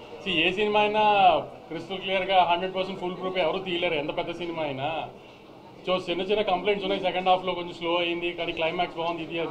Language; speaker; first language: Telugu; native; Telugu